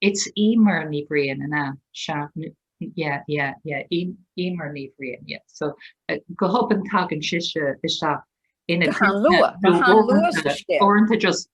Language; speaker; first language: Irish; non-native, local second language; English